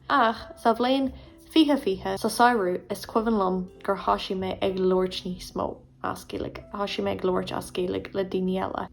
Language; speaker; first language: Irish; non-native, local second language; English